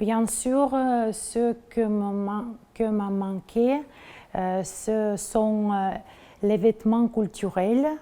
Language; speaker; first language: French; non-native, fluent; Russian